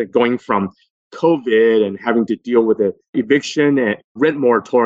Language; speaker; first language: English; native; English